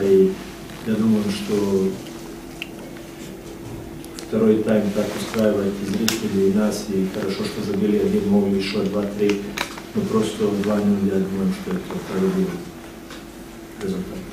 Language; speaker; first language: Russian; non-native, fluent; Serbian